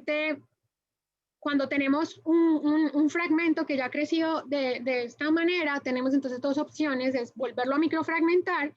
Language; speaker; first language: Spanish; native; Spanish